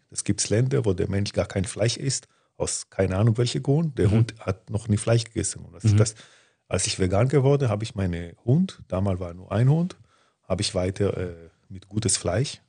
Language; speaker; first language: German; non-native, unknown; Hebrew